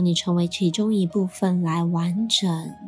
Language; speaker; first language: Chinese; native; Chinese